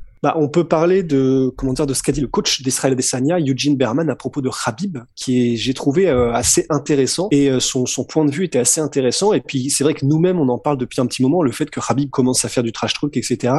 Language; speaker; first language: French; native; French